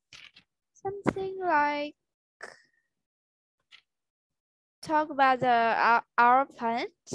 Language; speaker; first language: English; non-native, learner; Vietnamese